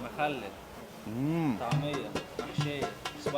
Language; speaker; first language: Arabic; native; Arabic